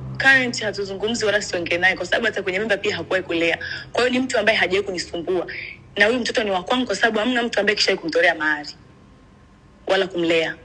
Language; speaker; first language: Swahili; native; Swahili